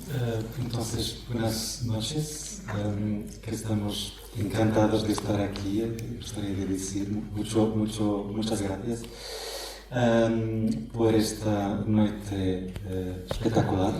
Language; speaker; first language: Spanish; non-native, fluent; Portuguese